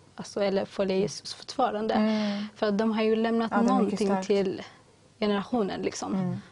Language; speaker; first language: Swedish; early bilingual, other home language; Tigrinya